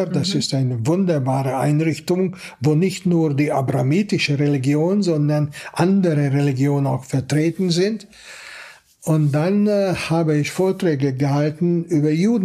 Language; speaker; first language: German; non-native, fluent; Hungarian